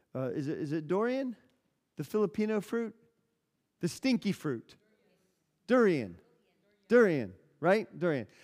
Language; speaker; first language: English; native; English